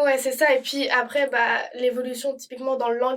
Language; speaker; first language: French; native; French